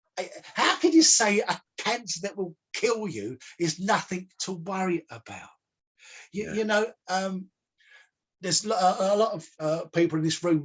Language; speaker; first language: English; native; English